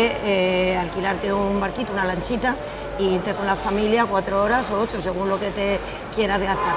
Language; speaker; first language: Spanish; native; Spanish